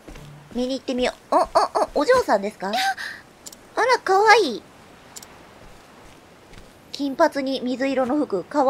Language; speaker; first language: Japanese; native; Japanese